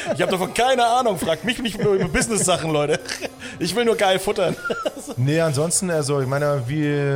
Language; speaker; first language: German; native; German